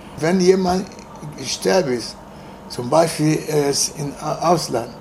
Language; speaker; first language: German; non-native, learner; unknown